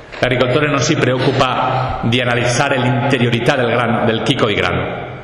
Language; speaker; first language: Italian; non-native, fluent; Spanish